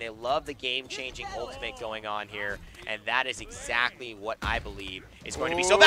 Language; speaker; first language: English; native; English